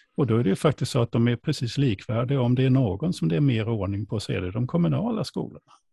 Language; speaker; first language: Swedish; native; Swedish